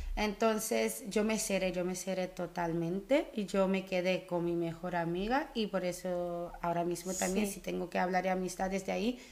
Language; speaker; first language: Spanish; early bilingual, other home language; Dutch